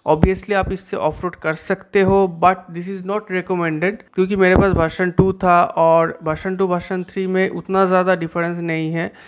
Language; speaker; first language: Hindi; non-native, local second language; Bangla